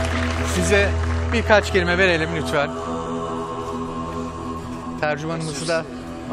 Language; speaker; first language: Turkish; native; Turkish